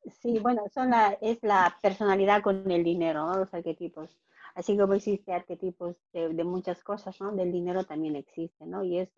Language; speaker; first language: Spanish; native; Spanish